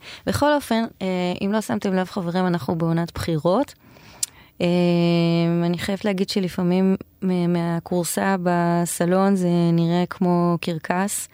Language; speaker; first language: Hebrew; native; Hebrew